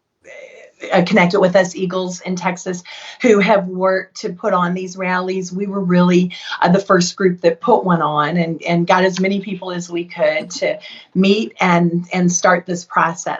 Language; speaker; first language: English; native; English